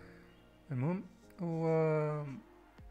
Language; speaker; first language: Arabic; native; Arabic